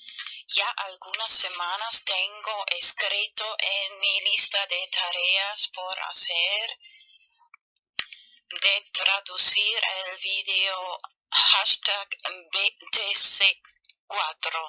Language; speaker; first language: Spanish; non-native, fluent; German